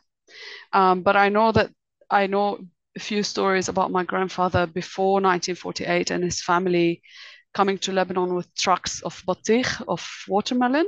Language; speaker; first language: English; native; English